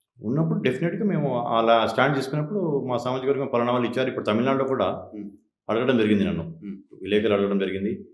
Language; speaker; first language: Telugu; native; Telugu